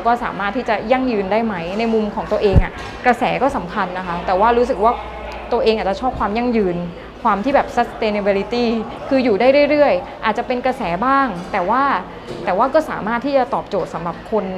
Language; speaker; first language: Thai; native; Thai